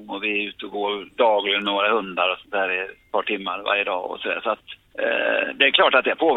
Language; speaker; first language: Swedish; native; Swedish